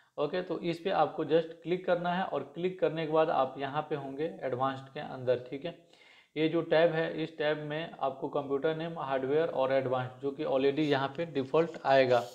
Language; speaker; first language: Hindi; native; Hindi